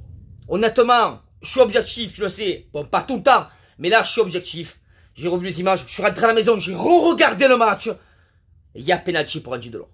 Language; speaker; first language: French; native; French